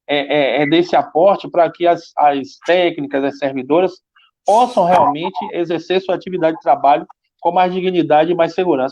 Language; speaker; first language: Portuguese; native; Portuguese